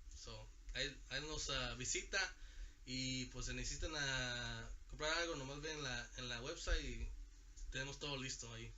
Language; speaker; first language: Spanish; early bilingual, heritage; Spanish